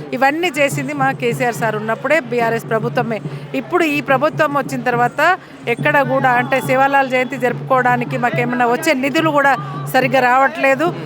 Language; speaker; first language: Telugu; non-native, local second language; Lambadi